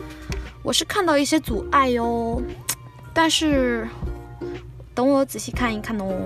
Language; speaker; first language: Chinese; native; Chinese